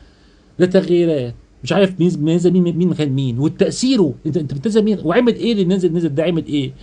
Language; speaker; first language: Arabic; native; Arabic